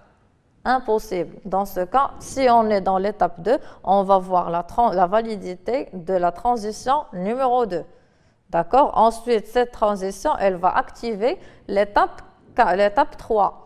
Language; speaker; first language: French; non-native, local second language; Arabic